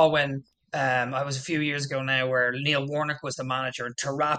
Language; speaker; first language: English; native; English